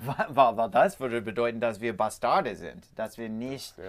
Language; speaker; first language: German; non-native, learner; English